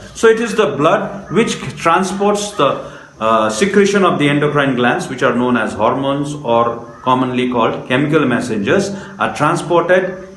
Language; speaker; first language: English; non-native, local second language; Nepali